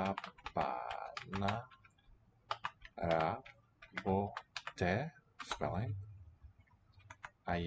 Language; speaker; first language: Russian; non-native, learner; English